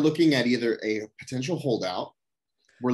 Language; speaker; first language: English; native; English